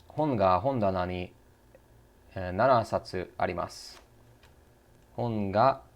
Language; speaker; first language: Japanese; non-native, learner; English